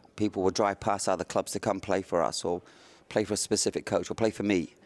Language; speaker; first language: English; native; English